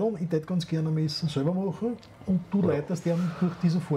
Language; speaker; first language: German; native; German